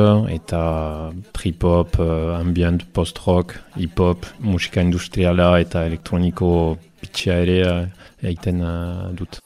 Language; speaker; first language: Basque; non-native, fluent; Italian